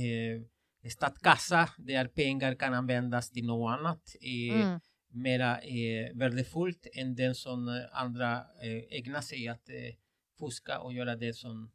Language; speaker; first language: Swedish; non-native, fluent; Spanish